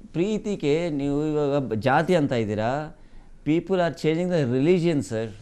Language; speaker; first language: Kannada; non-native, fluent; Hindi